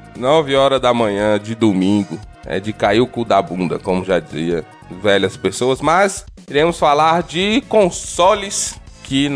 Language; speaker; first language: Portuguese; native; Portuguese